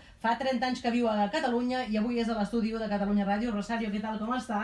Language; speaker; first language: Catalan; native; Catalan